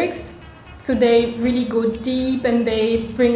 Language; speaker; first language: English; non-native, fluent; French